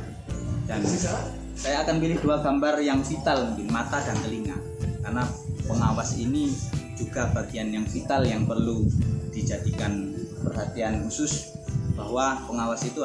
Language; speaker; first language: Indonesian; native; Indonesian